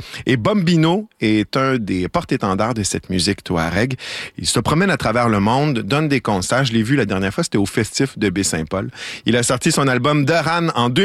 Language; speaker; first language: French; native; French